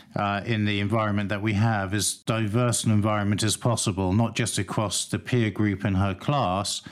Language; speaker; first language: English; native; English